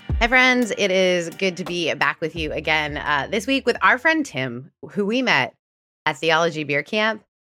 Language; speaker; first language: English; native; English